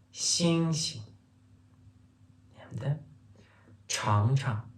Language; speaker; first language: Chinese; non-native, fluent; Turkmen